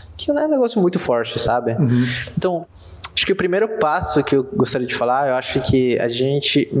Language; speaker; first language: Portuguese; non-native, fluent; Spanish